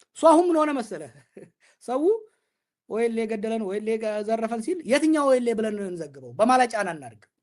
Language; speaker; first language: Amharic; non-native, local second language; Oromo